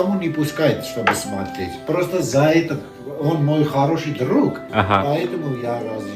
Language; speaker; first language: Russian; non-native, fluent; Armenian